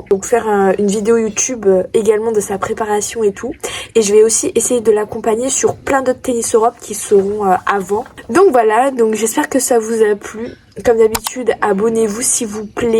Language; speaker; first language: French; native; French